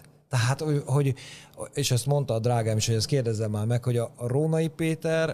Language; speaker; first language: Hungarian; native; Hungarian